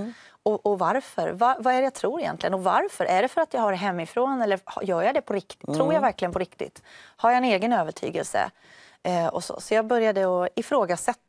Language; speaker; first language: Swedish; native; Swedish